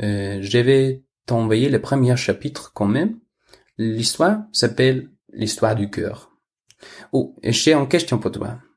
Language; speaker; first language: French; non-native, learner; Danish